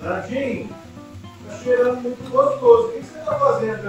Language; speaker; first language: Portuguese; native; Portuguese